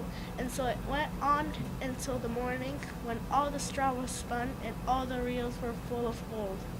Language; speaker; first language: English; native; English